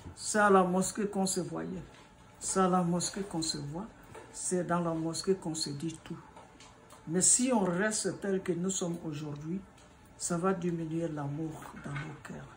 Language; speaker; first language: French; non-native, local second language; Bambara